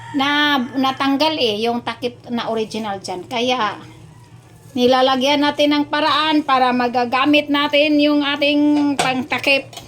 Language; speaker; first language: Filipino; non-native, local second language; Cebuano